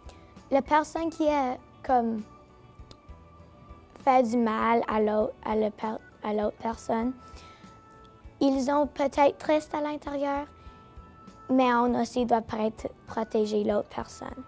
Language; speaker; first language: French; non-native, local second language; English